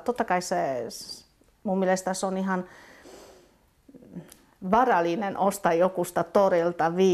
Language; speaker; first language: Finnish; non-native, fluent; Polish